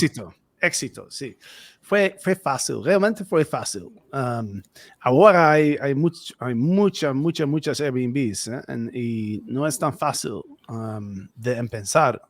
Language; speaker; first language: Spanish; non-native, fluent; Dutch